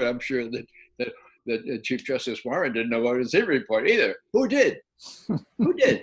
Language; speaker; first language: English; native; English